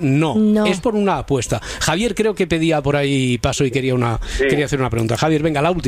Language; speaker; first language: Spanish; native; Spanish